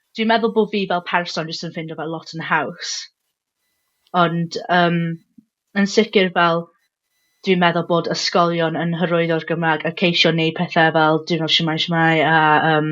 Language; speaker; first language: Welsh; non-native, local second language; English